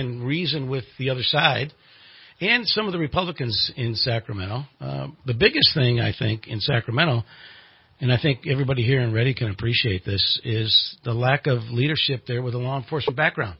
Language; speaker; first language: English; native; English